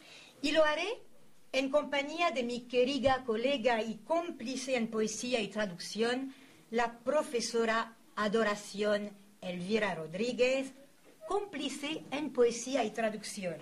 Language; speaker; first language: Spanish; native; Spanish